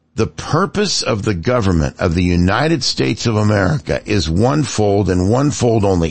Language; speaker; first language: English; native; English